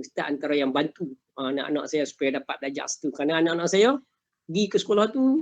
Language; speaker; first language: Malay; native; Malay